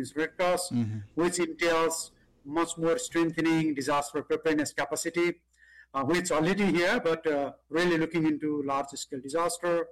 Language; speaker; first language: English; non-native, local second language; Nepali